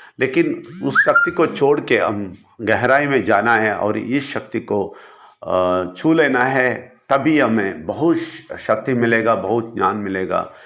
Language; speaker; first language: Hindi; non-native, local second language; Malayalam